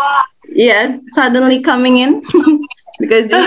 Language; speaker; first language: English; non-native, fluent; Indonesian